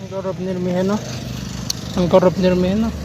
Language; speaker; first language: Arabic; native; Arabic